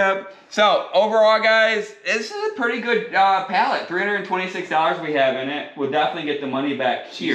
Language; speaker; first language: English; native; English